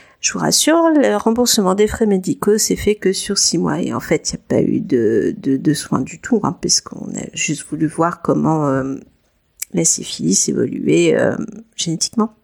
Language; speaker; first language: French; native; French